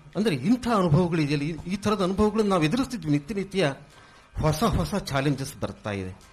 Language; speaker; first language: Kannada; native; Kannada